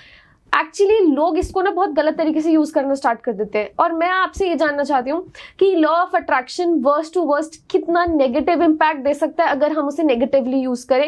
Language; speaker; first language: Hindi; native; Hindi